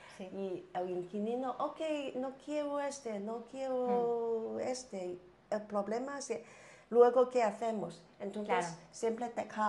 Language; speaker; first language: Spanish; non-native, learner; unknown